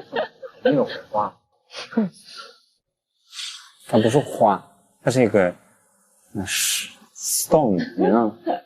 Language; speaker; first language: Chinese; non-native, fluent; English